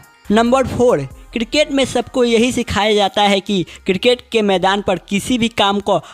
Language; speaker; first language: Hindi; native; Hindi